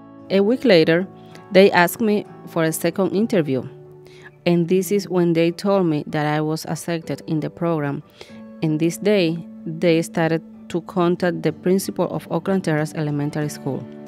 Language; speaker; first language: English; non-native, fluent; Spanish